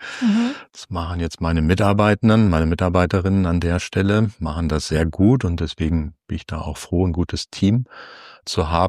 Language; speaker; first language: German; native; German